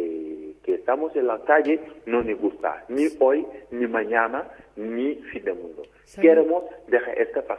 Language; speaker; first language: Spanish; non-native, learner; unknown